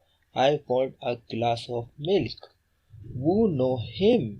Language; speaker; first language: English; non-native, learner; Urdu